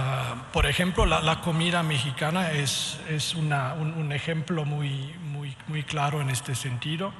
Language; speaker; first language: Spanish; non-native, fluent; Romanian